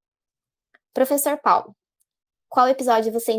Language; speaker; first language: Portuguese; native; Portuguese